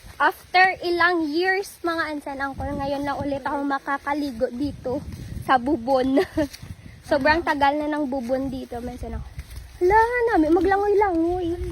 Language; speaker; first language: Filipino; non-native, local second language; Pangasinan